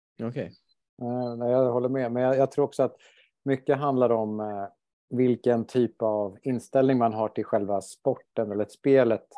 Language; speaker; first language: Swedish; native; Swedish